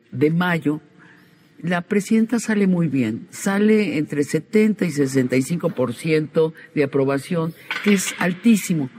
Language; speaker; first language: Spanish; native; Spanish